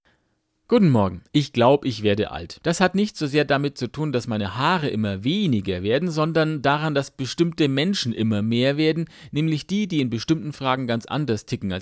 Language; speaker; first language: German; native; German